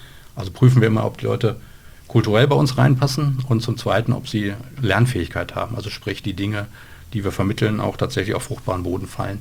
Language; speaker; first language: German; native; German